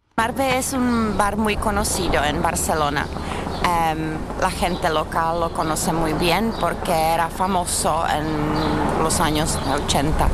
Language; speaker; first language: Spanish; non-native, learner; Czech